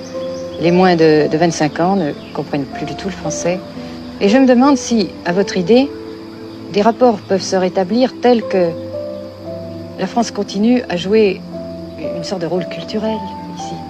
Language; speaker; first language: French; native; French